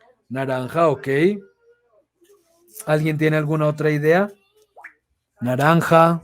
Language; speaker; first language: Spanish; native; Spanish